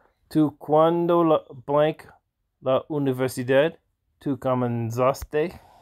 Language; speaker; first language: Spanish; non-native, learner; English